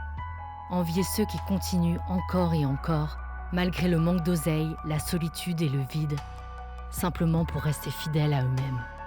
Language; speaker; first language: French; native; French